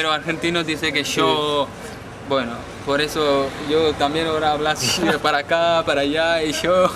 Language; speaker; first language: Spanish; non-native, learner; Punjabi